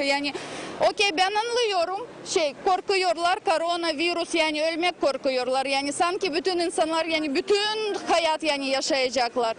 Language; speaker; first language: Turkish; non-native, learner; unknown